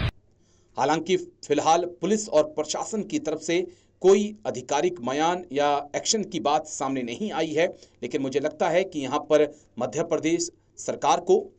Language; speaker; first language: Hindi; native; Hindi